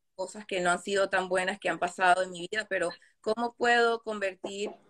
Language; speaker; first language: Spanish; native; Spanish